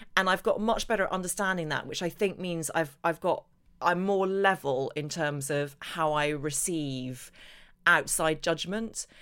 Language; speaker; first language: English; native; English